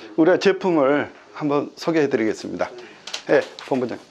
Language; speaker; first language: Korean; native; Korean